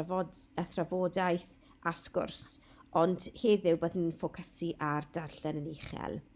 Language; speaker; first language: Welsh; non-native, local second language; English